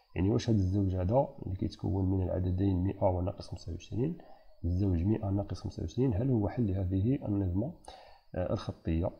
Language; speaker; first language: French; non-native, local second language; Arabic